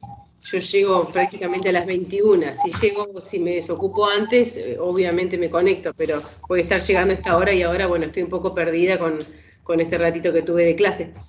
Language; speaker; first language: Spanish; native; Spanish